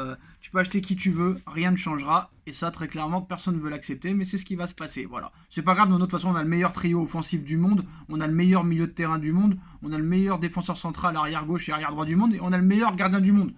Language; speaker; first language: French; native; French